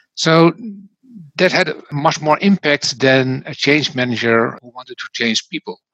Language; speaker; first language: English; non-native, fluent; Dutch